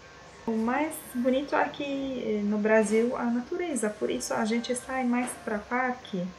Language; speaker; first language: Portuguese; non-native, fluent; Arabic